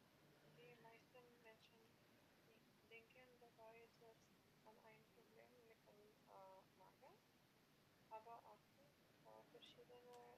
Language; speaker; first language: German; non-native, learner; Macedonian